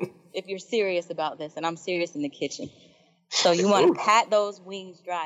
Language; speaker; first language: English; native; English